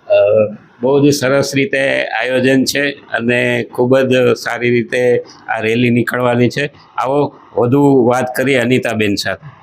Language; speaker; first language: Gujarati; native; Gujarati